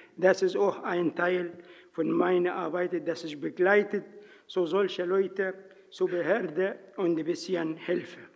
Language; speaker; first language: German; non-native, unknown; Arabic